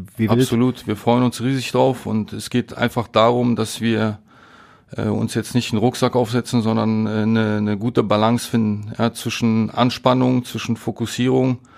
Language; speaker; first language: German; native; German